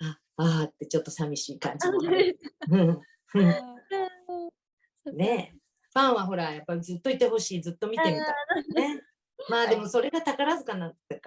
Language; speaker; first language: Japanese; native; Japanese